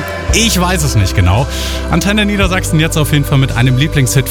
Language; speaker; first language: German; native; German